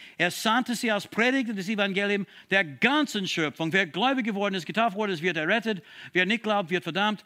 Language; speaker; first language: German; non-native, fluent; English